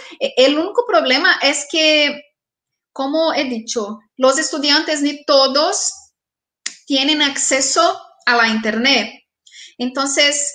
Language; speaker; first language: Spanish; non-native, fluent; Portuguese